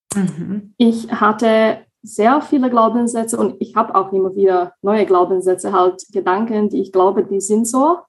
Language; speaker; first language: German; non-native, fluent; Slovak